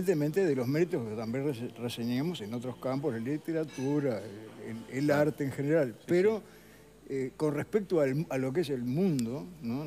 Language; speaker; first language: Spanish; native; Spanish